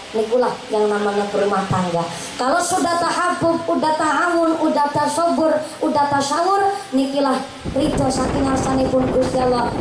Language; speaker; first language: Indonesian; non-native, local second language; Javanese